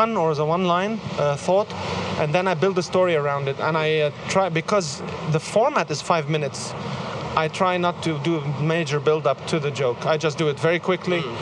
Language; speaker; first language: English; non-native, fluent; Arabic